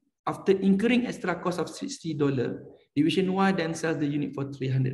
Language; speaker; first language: English; non-native, local second language; Malay